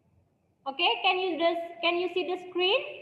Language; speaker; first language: English; non-native, learner; Indonesian